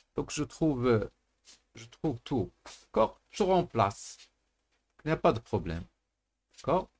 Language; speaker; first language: French; non-native, local second language; Arabic